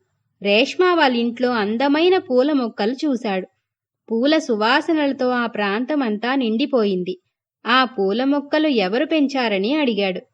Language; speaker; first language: Telugu; native; Telugu